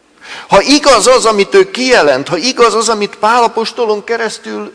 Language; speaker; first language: Hungarian; native; Hungarian